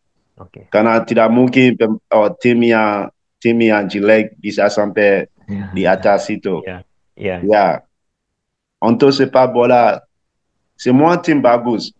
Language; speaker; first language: Indonesian; non-native, learner; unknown